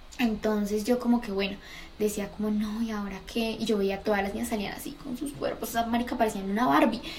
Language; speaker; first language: Spanish; native; Spanish